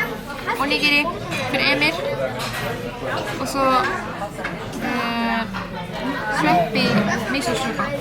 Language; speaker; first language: Icelandic; non-native, learner; Japanese